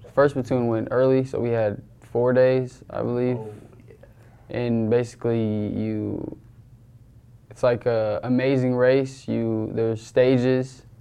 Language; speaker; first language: English; native; English